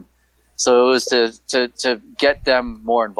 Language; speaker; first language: English; native; English